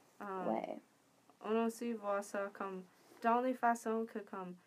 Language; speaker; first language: French; non-native, learner; English